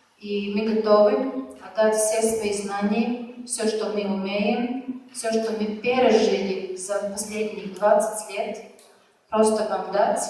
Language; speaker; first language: Russian; non-native, fluent; Latvian